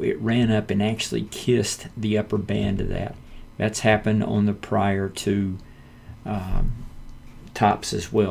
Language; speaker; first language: English; native; English